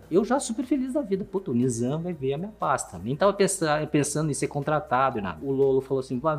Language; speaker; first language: Portuguese; early bilingual, other home language; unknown